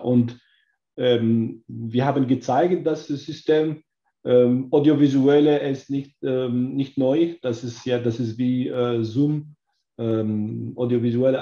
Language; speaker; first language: German; non-native, learner; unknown